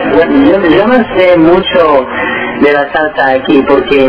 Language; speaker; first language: Spanish; early bilingual, heritage; Spanish